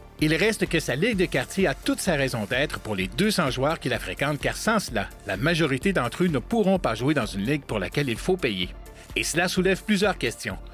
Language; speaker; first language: French; native; French